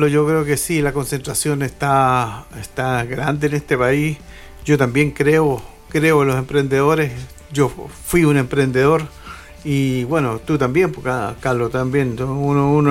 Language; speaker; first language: Spanish; native; Spanish